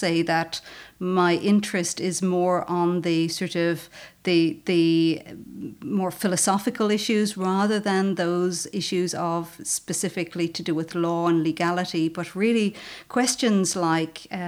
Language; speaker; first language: English; native; English